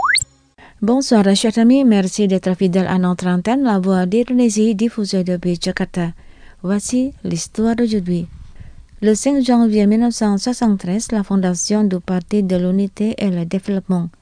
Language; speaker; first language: French; non-native, fluent; Indonesian